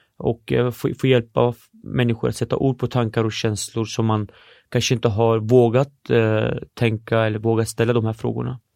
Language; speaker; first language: Swedish; early bilingual, other home language; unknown